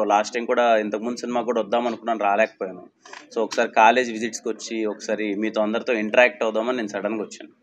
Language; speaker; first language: Telugu; native; Telugu